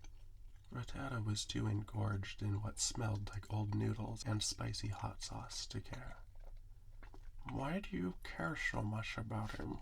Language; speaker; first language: English; native; English